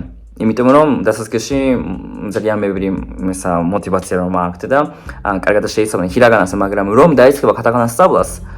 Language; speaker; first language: Georgian; non-native, fluent; Japanese